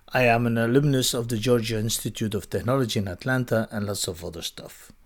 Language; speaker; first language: English; non-native, fluent; Dutch